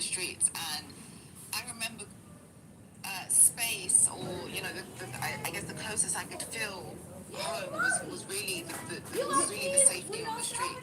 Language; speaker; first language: English; native; English